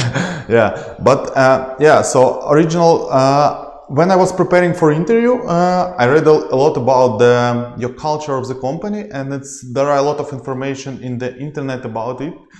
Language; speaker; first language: English; non-native, learner; Ukrainian